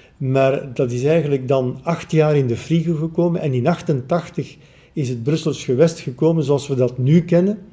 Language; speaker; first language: Dutch; native; Dutch